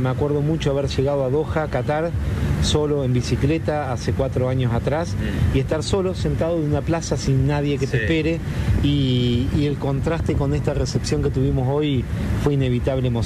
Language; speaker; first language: Spanish; native; Spanish